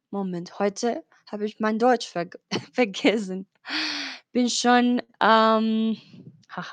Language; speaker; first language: German; non-native, fluent; Spanish